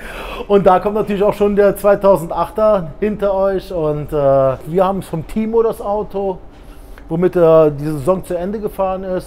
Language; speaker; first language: German; native; German